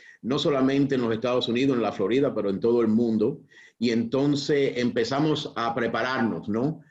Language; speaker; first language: Spanish; early bilingual, heritage; Spanish